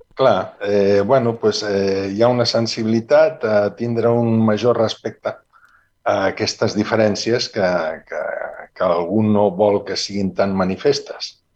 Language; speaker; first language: Catalan; native; Catalan